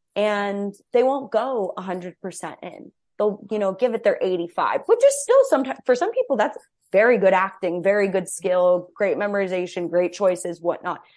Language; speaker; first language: English; native; English